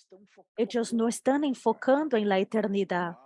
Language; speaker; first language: Spanish; non-native, fluent; Portuguese